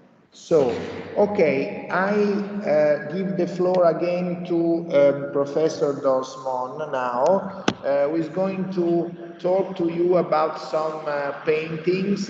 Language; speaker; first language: English; non-native, fluent; Italian